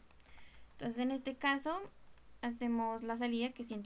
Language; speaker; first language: Spanish; native; Spanish